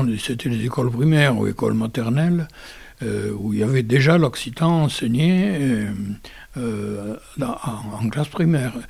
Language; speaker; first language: French; non-native, local second language; Occitan